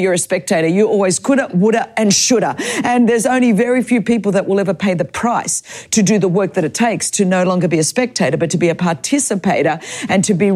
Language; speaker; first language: English; non-native, local second language; Greek